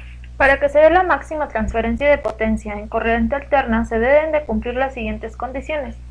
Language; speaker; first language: Spanish; native; Spanish